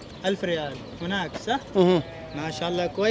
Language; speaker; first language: Arabic; non-native, learner; Urdu